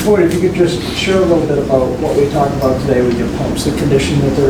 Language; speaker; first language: English; native; English